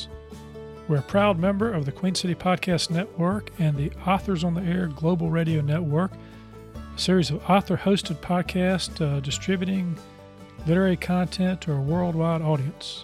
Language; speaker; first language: English; native; English